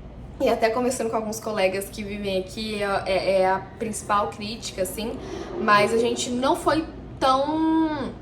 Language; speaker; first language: Portuguese; native; Portuguese